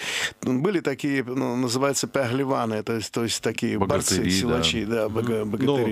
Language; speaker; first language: Russian; non-native, local second language; Azerbaijani